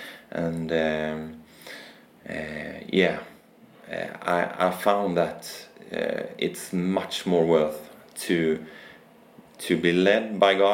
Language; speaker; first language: English; non-native, fluent; Swedish